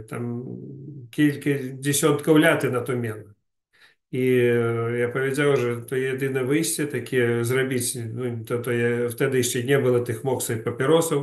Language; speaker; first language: Polish; non-native, learner; Ukrainian